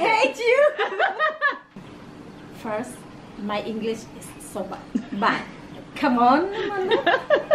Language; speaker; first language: English; non-native, learner; Spanish